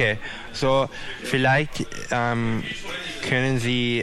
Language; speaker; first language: German; non-native, learner; English